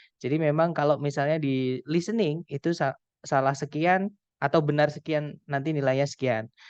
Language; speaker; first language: Indonesian; non-native, local second language; Javanese